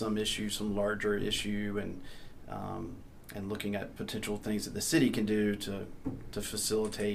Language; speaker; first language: English; native; English